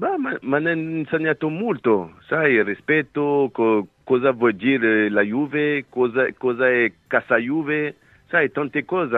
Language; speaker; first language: Italian; non-native, fluent; French